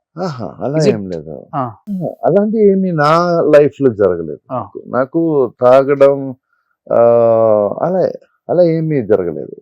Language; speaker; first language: Telugu; non-native, learner; Malayalam